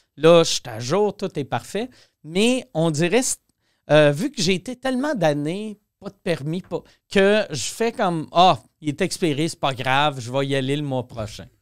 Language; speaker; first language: French; native; French